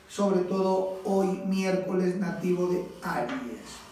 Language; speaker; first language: Spanish; native; Spanish